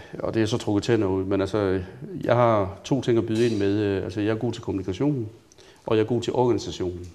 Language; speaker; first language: Danish; native; Danish